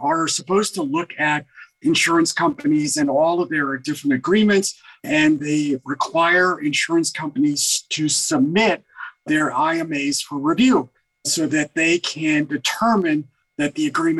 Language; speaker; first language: English; native; English